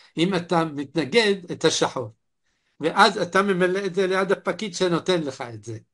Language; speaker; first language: Hebrew; non-native, fluent; Arabic